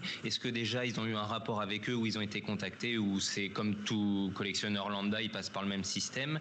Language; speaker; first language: French; native; French